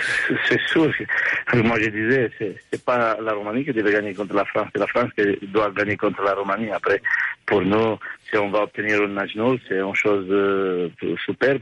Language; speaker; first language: French; non-native, fluent; Romanian